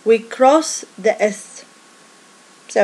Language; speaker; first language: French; non-native, fluent; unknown